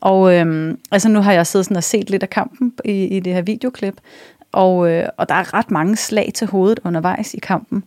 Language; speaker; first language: Danish; native; Danish